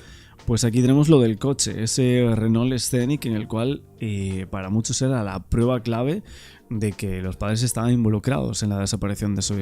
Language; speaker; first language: Spanish; native; Spanish